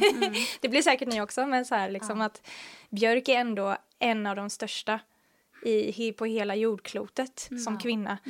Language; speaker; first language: Swedish; native; Swedish